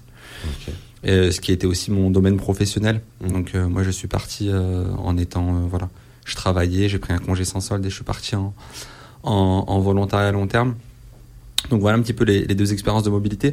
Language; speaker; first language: French; native; French